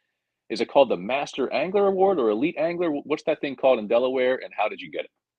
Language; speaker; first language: English; native; English